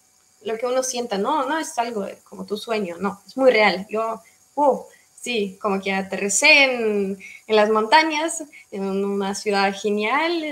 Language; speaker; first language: Spanish; non-native, fluent; Russian